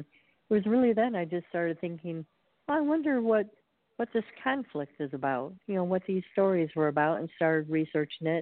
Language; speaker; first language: English; native; English